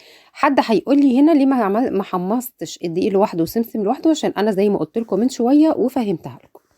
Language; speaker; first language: Arabic; native; Arabic